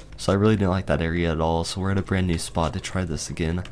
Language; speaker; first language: English; native; English